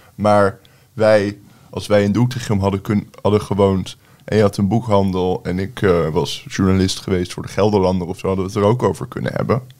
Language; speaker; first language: Dutch; non-native, fluent; Turkish